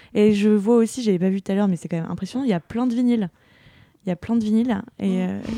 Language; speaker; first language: French; native; French